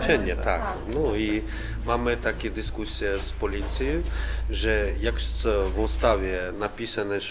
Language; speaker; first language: Polish; non-native, learner; Ukrainian